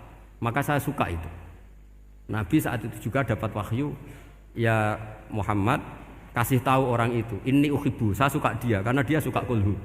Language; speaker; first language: Indonesian; non-native, local second language; Javanese